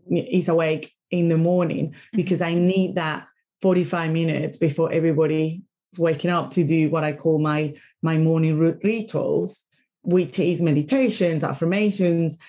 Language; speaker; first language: English; non-native, fluent; Spanish